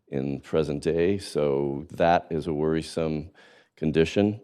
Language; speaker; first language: English; native; English